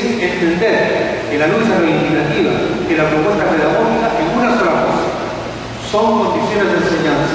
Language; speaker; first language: Spanish; native; Spanish